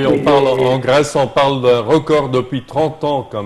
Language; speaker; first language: French; non-native, fluent; Arabic